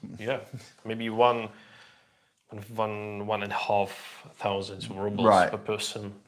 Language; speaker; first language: English; non-native, learner; Russian